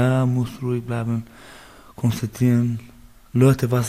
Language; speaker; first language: German; non-native, learner; Persian